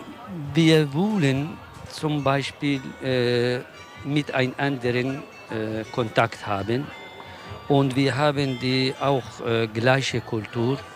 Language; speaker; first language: German; non-native, learner; Kurdish